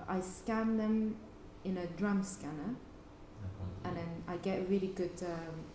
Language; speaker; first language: English; non-native, fluent; Japanese